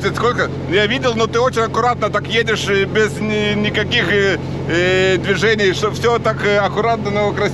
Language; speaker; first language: Russian; non-native, fluent; Lithuanian